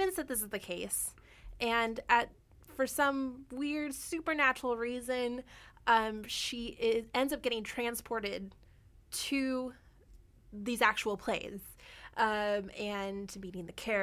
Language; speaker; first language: English; native; English